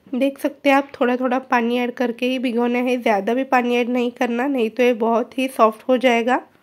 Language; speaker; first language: Hindi; non-native, local second language; Marathi